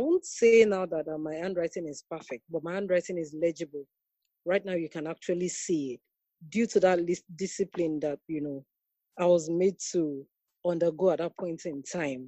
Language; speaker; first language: English; non-native, local second language; Yoruba